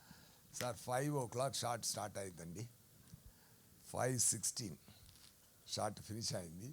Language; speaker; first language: Telugu; non-native, learner; Tamil